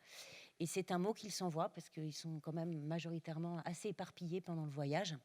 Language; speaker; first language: French; native; French